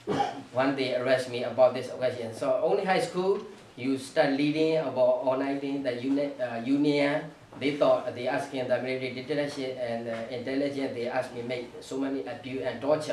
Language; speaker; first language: English; non-native, learner; Burmese